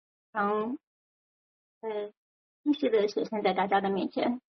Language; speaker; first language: Chinese; native; Chinese